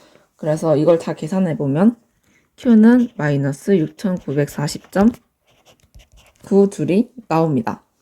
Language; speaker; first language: Korean; native; Korean